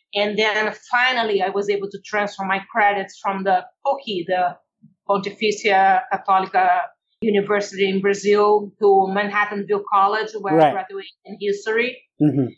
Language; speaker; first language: English; non-native, fluent; Portuguese